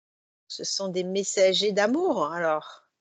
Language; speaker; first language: French; native; French